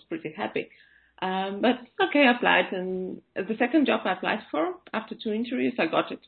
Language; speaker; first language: English; non-native, fluent; Russian